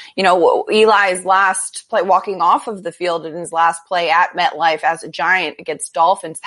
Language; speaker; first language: English; native; English